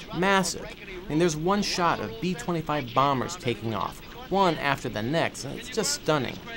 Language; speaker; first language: English; native; English